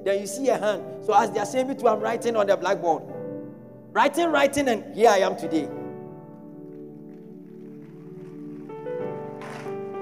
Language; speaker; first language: English; non-native, local second language; Akan